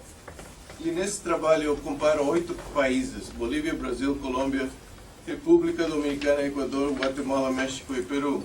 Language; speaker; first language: Portuguese; non-native, fluent; English